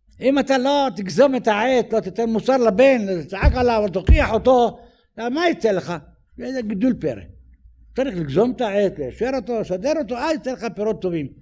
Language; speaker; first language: Hebrew; native; Hebrew